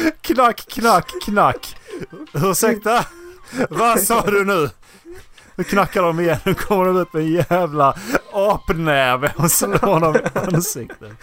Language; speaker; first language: Swedish; native; Swedish